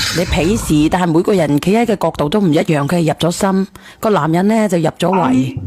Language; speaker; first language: Cantonese; native; Cantonese